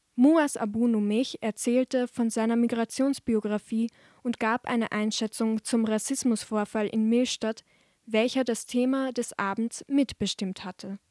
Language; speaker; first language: German; native; German